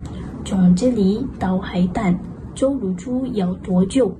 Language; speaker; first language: Chinese; non-native, learner; Malay